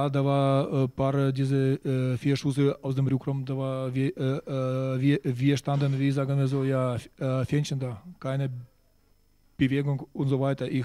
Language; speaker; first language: German; non-native, fluent; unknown